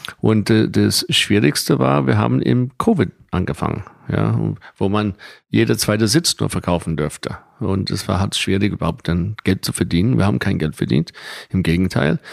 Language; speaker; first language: German; non-native, fluent; English